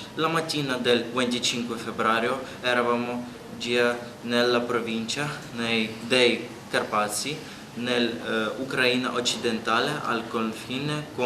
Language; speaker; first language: Italian; non-native, learner; Ukrainian